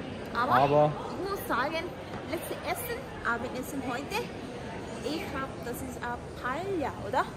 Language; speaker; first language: German; non-native, learner; Thai